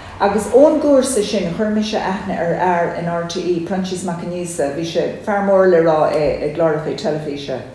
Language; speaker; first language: Irish; native; Irish